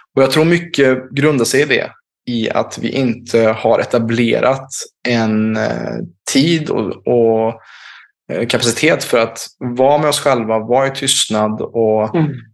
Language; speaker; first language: Swedish; native; Swedish